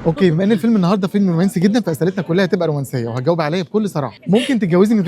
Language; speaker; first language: Arabic; native; Arabic